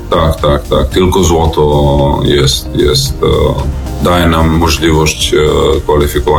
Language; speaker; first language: Polish; non-native, learner; Serbian